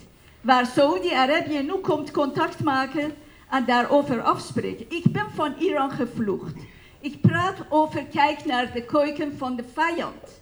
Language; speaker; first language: Dutch; non-native, fluent; Persian